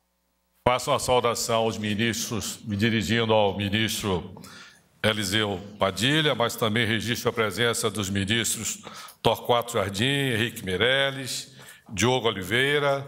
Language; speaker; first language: Portuguese; native; Portuguese